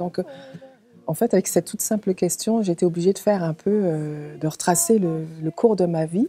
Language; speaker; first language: French; native; French